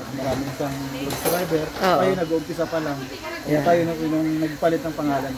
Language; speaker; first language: Filipino; native; Filipino